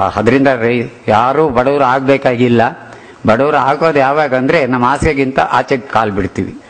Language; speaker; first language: Kannada; non-native, local second language; Telugu